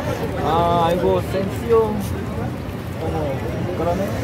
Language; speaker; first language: Spanish; non-native, learner; Korean